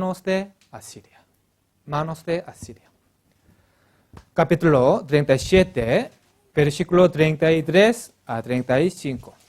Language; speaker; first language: Spanish; non-native, learner; Korean